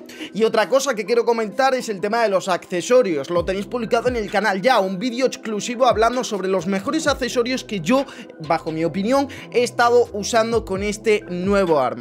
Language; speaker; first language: Spanish; native; Spanish